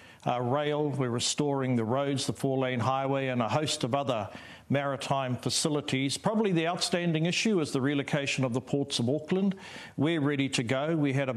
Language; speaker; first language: English; native; English